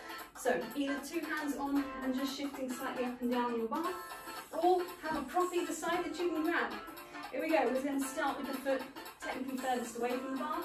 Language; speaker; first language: English; native; English